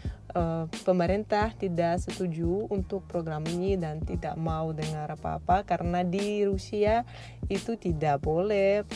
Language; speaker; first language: Indonesian; non-native, fluent; Russian